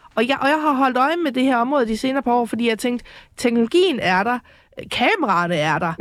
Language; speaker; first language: Danish; native; Danish